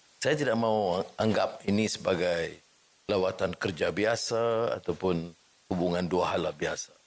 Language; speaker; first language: Malay; native; Malay